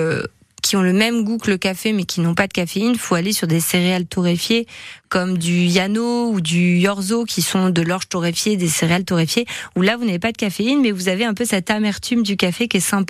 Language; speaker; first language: French; native; French